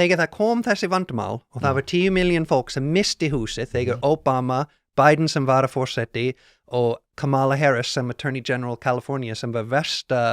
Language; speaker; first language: Icelandic; non-native, learner; English